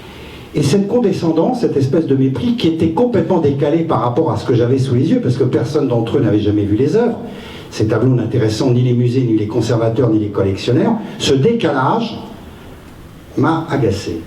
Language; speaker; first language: French; native; French